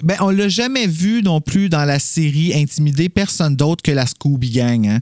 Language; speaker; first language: French; native; French